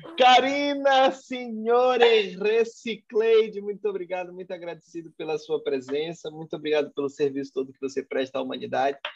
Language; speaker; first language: Portuguese; native; Portuguese